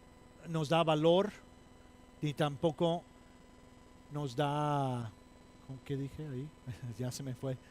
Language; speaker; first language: Spanish; non-native, fluent; English